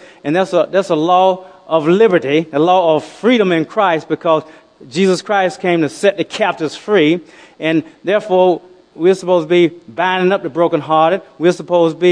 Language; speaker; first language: English; native; English